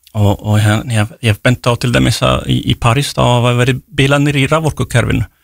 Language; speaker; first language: Icelandic; non-native, fluent; French